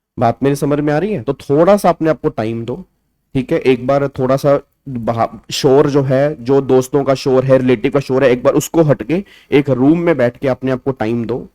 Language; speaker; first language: Hindi; native; Hindi